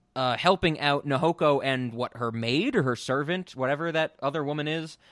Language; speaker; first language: English; native; English